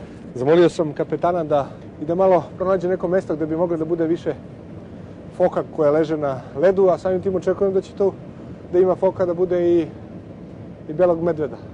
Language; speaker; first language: Serbian; native; Serbian